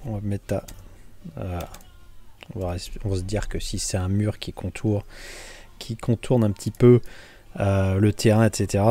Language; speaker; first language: French; native; French